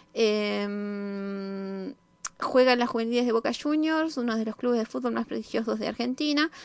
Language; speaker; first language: Spanish; native; Spanish